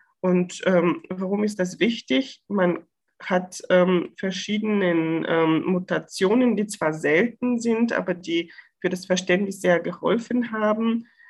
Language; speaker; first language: German; non-native, fluent; Bulgarian